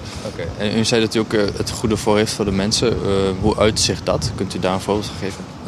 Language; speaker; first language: Dutch; native; Dutch